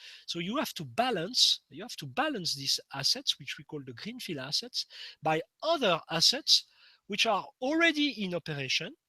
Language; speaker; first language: English; non-native, fluent; French